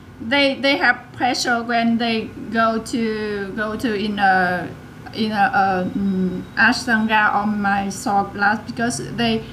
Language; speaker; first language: English; non-native, learner; Vietnamese